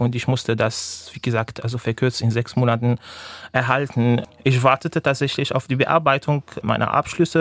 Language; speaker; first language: German; non-native, fluent; Arabic